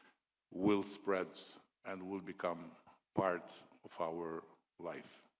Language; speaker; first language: English; non-native, local second language; Albanian